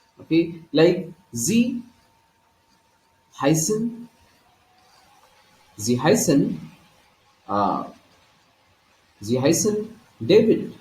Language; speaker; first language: German; non-native, fluent; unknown